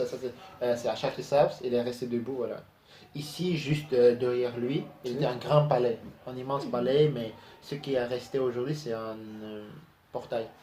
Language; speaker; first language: French; non-native, learner; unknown